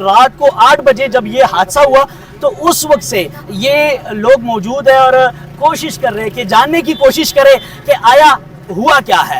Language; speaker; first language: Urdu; non-native, local second language; Pashto